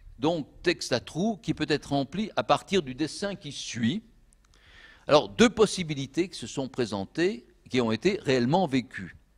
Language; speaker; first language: French; native; French